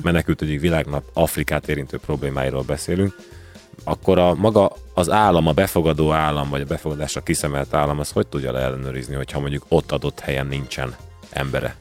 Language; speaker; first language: Hungarian; native; Hungarian